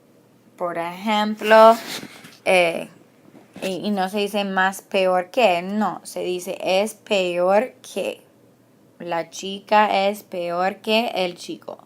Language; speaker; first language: Spanish; non-native, fluent; English